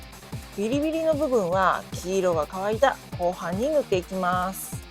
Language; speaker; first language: Japanese; native; Japanese